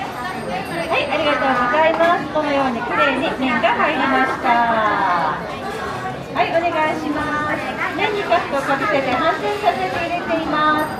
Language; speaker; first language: Japanese; native; Japanese